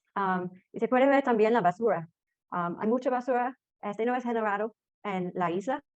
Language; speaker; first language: Spanish; non-native, fluent; English